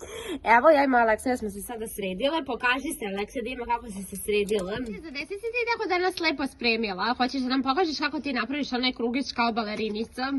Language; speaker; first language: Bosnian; early bilingual, heritage; Serbian